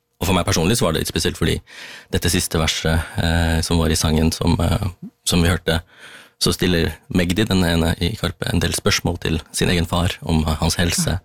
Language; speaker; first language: Norwegian; early bilingual, other home language; Tamil